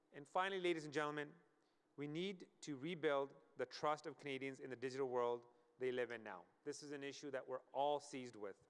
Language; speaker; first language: English; native; English